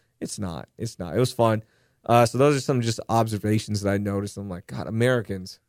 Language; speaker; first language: English; early bilingual, other home language; Urdu